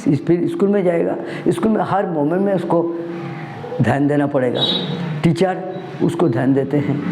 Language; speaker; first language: Hindi; non-native, local second language; Bangla